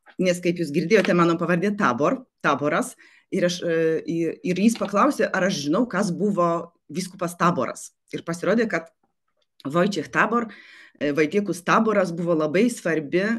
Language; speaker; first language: Lithuanian; non-native, fluent; Polish